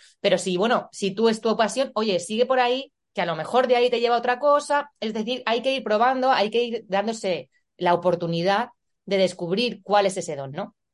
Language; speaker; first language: Spanish; native; Spanish